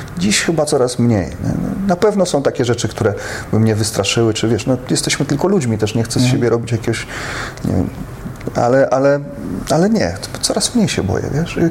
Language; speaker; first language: Polish; native; Polish